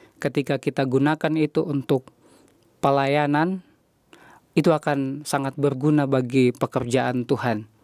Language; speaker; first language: Indonesian; native; Indonesian